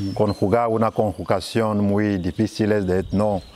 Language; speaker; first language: Spanish; non-native, fluent; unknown